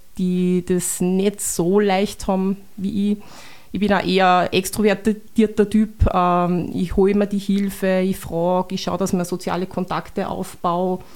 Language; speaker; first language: German; native; German